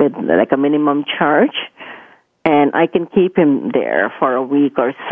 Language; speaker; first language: English; non-native, local second language; Punjabi